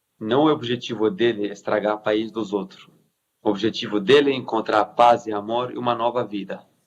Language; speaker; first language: Portuguese; non-native, fluent; Arabic